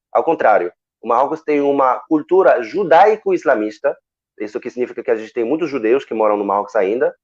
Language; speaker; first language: Portuguese; non-native, fluent; Arabic